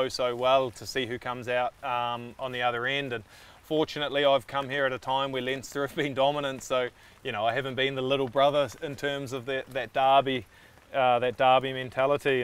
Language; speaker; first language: English; native; English